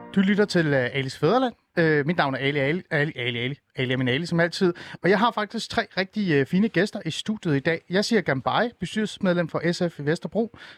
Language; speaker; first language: Danish; early bilingual, other home language; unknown